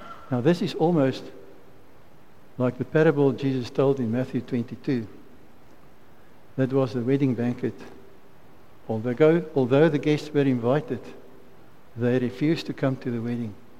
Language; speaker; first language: English; non-native, local second language; Afrikaans